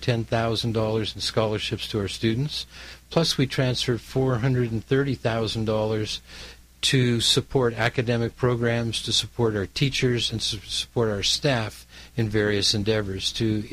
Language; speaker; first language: English; native; English